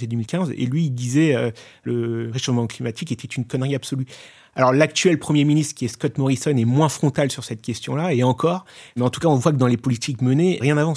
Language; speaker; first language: French; native; French